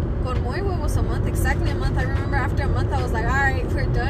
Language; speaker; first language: English; early bilingual, other home language; Spanish